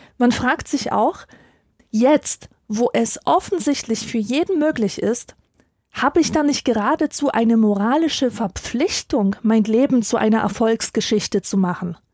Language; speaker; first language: German; early bilingual, other home language; Polish